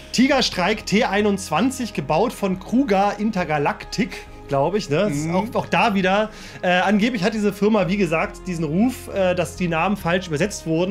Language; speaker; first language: German; native; German